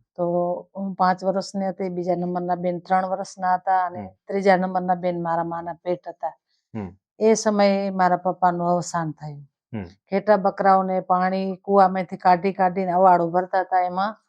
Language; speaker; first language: Gujarati; native; Gujarati